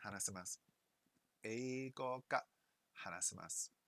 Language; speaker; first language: Japanese; non-native, learner; English